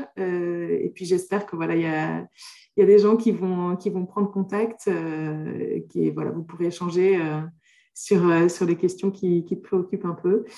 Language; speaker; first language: French; native; French